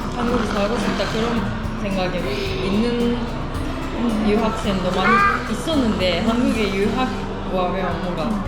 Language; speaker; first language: Korean; non-native, learner; Japanese